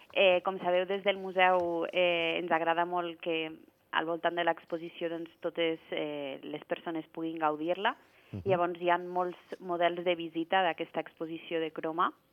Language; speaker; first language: Catalan; native; Catalan